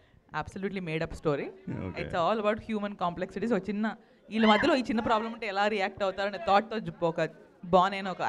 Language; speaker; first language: Telugu; native; Telugu